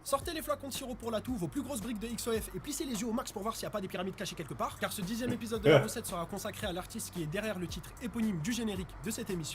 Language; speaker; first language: French; native; French